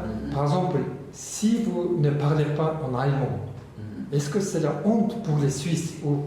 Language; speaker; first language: French; non-native, learner; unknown